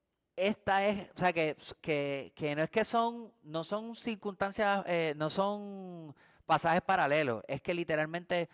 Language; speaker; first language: Spanish; native; Spanish